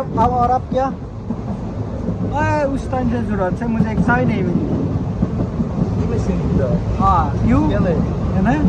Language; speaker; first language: Hindi; non-native, local second language; Assamese